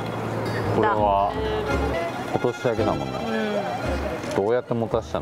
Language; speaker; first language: Japanese; native; Japanese